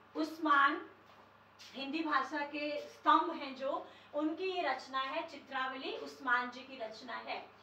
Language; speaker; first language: Hindi; native; Hindi